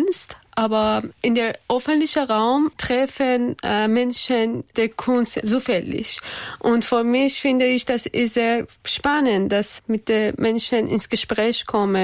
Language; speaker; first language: German; non-native, learner; Persian